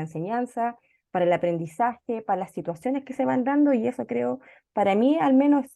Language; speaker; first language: Spanish; native; Spanish